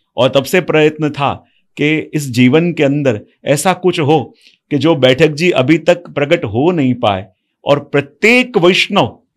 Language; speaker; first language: Hindi; non-native, local second language; Gujarati